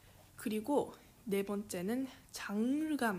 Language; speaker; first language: Korean; early bilingual, heritage; Korean